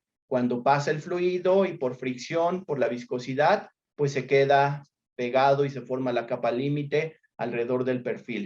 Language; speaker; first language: Spanish; native; Spanish